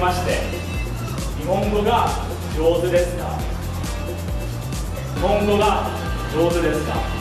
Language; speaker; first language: Japanese; non-native, learner; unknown